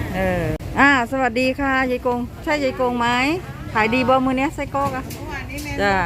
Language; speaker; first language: Thai; non-native, local second language; Lao